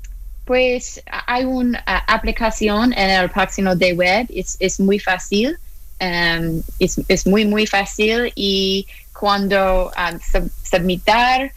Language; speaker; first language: Spanish; non-native, learner; English